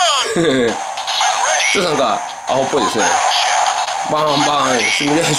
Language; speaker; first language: Japanese; native; Japanese